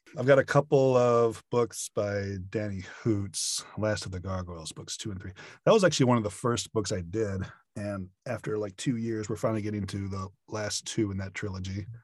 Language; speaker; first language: English; native; English